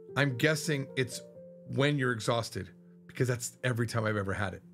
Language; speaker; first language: English; native; English